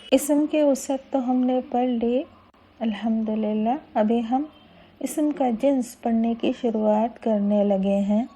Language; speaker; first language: Urdu; native; Urdu